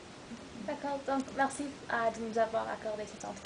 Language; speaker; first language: French; non-native, learner; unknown